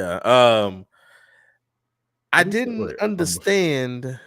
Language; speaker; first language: English; native; English